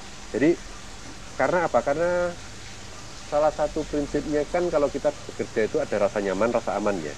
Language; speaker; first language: Indonesian; native; Indonesian